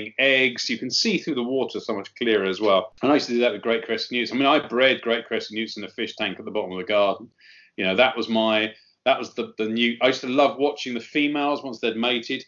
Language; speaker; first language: English; native; English